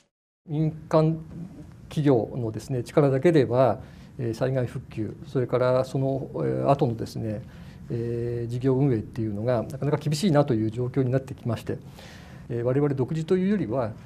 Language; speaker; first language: Japanese; native; Japanese